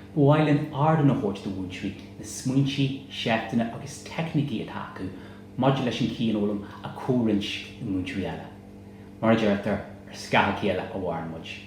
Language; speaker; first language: Irish; native; Irish